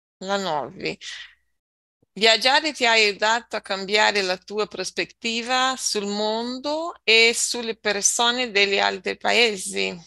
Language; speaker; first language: Italian; non-native, learner; Portuguese